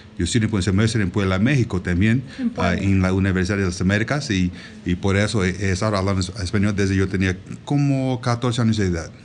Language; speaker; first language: Spanish; non-native, learner; English